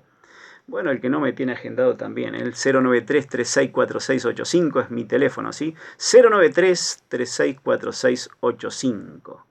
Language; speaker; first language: Spanish; native; Spanish